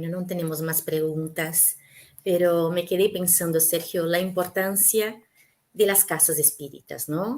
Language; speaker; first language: Spanish; native; Spanish